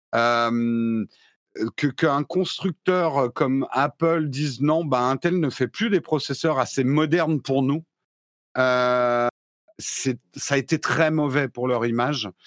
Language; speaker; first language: French; native; French